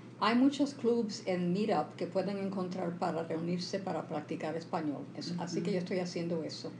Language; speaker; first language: Spanish; early bilingual, heritage; Spanish